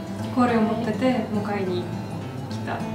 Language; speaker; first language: Japanese; non-native, learner; Russian